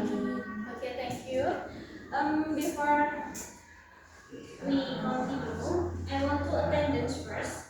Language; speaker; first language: English; non-native, learner; Indonesian